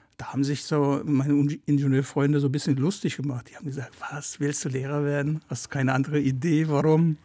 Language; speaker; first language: German; early bilingual, other home language; Turkish